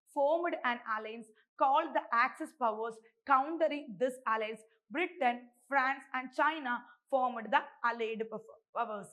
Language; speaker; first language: English; non-native, local second language; Malayalam